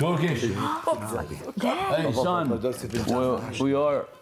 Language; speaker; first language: English; non-native, learner; Albanian